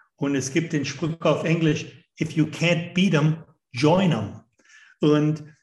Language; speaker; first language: German; non-native, fluent; English